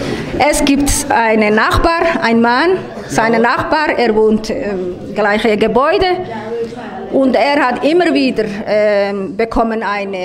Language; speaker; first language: German; non-native, learner; Somali